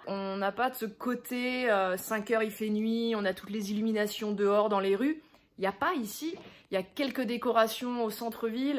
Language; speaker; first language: French; native; French